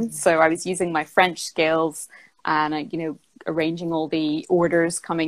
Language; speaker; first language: English; native; English